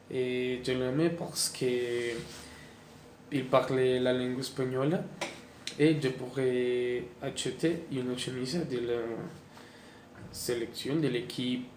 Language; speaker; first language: French; non-native, learner; Spanish